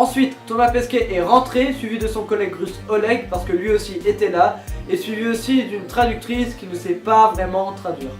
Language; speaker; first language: French; native; French